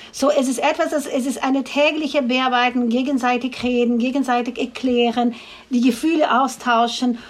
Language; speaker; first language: German; non-native, fluent; Portuguese